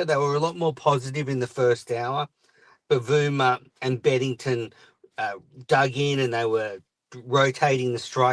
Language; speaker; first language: English; native; English